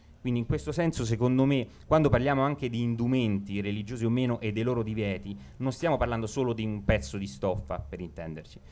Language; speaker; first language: Italian; native; Italian